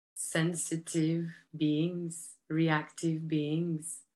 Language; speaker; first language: English; non-native, fluent; French